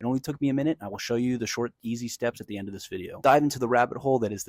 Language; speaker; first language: English; native; English